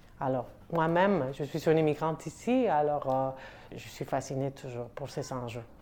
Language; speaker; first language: French; non-native, fluent; Spanish